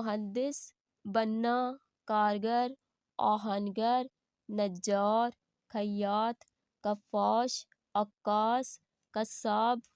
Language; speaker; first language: Persian; non-native, learner; Urdu